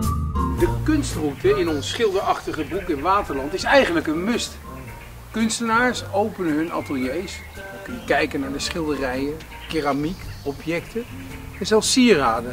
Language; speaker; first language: Dutch; native; Dutch